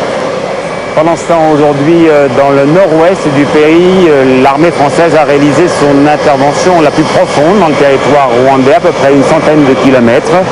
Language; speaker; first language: French; native; French